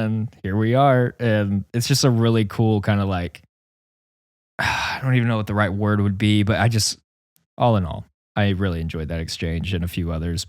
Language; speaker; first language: English; native; English